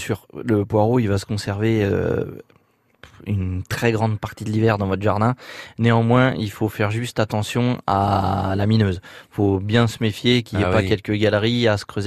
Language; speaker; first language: French; native; French